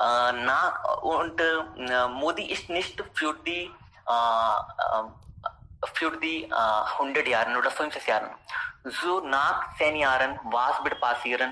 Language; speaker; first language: German; non-native, learner; Hindi